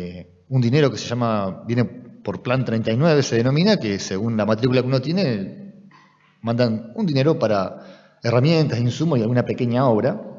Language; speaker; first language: Spanish; native; Spanish